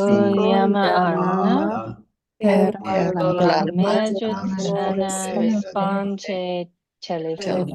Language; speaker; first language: Spanish; non-native, learner; English